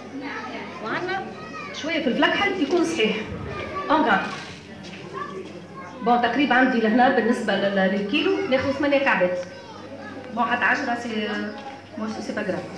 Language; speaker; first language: Arabic; native; Arabic